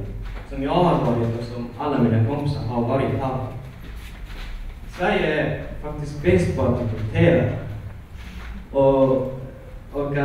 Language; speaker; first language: Swedish; non-native, fluent; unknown